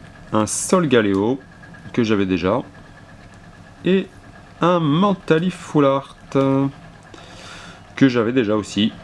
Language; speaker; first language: French; native; French